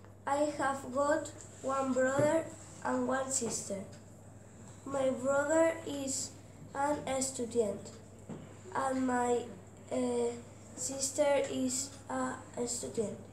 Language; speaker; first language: English; non-native, learner; Spanish